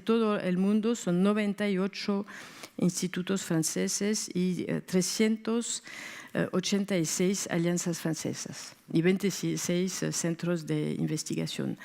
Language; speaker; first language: Spanish; non-native, fluent; French